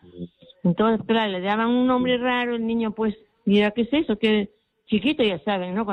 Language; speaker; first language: Spanish; native; Spanish